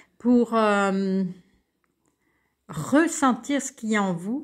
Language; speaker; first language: French; native; French